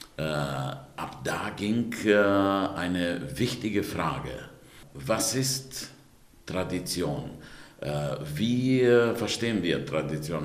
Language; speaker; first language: German; non-native, fluent; Romanian